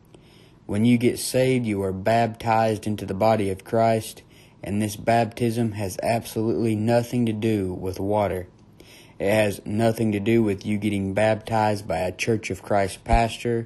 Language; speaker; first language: English; native; English